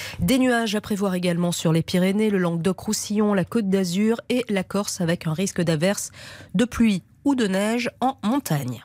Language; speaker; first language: French; native; French